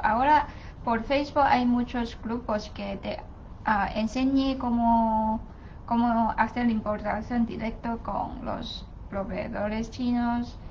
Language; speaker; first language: Spanish; non-native, learner; Chinese